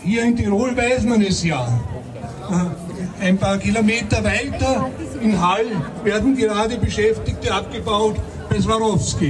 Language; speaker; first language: German; native; German